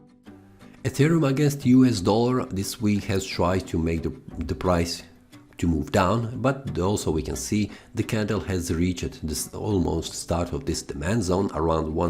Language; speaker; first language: English; non-native, fluent; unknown